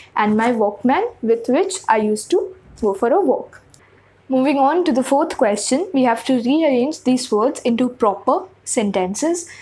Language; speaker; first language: English; non-native, local second language; Hindi